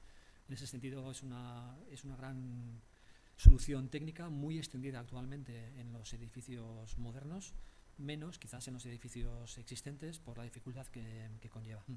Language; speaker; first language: Spanish; native; Spanish